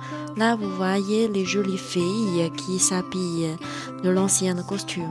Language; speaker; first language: French; non-native, fluent; Chinese